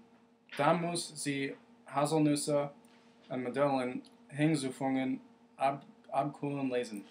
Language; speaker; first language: German; non-native, learner; English